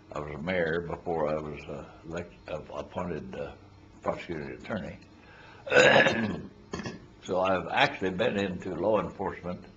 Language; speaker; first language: English; native; English